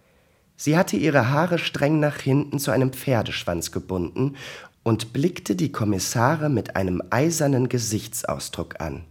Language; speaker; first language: German; native; German